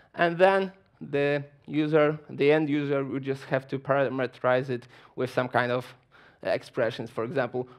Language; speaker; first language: English; non-native, fluent; Polish